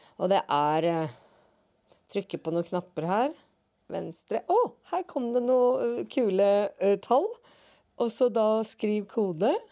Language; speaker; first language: Norwegian; native; Norwegian